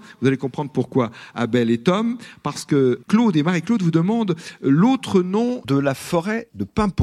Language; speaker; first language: French; native; French